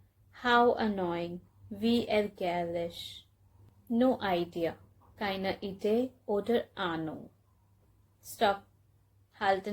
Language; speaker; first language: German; non-native, learner; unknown